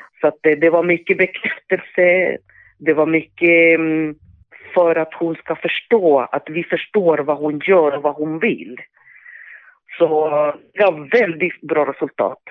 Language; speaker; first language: Swedish; non-native, fluent; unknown